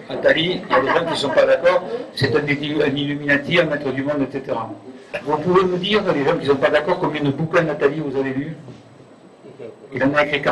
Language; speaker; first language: French; native; French